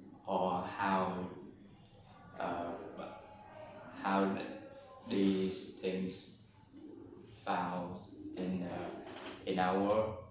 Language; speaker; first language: English; non-native, learner; Vietnamese